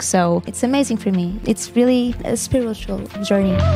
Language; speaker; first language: English; non-native, fluent; Portuguese